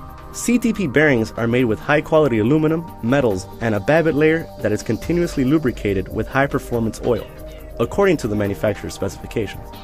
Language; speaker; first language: English; non-native, fluent; Spanish